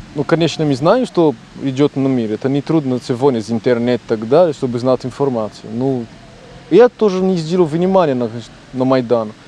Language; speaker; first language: Russian; non-native, learner; Portuguese